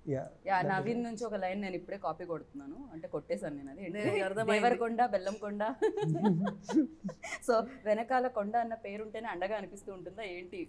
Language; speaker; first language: Telugu; native; Telugu